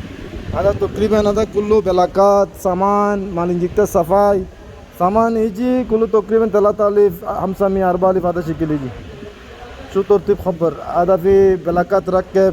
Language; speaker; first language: Arabic; non-native, learner; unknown